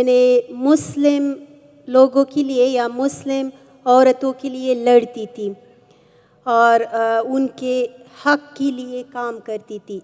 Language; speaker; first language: Hindi; non-native, fluent; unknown